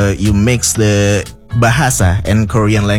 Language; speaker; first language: English; non-native, fluent; Indonesian